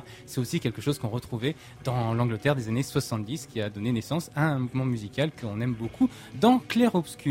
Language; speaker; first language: French; native; French